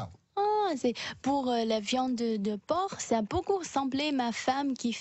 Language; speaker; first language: French; non-native, learner; Chinese